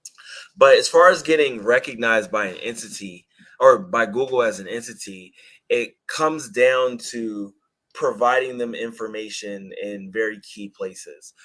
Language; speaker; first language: English; native; English